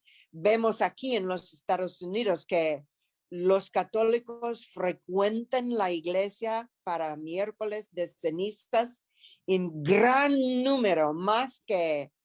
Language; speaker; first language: Spanish; non-native, fluent; English